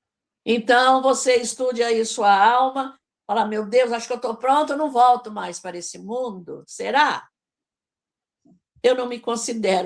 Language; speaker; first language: Portuguese; native; Portuguese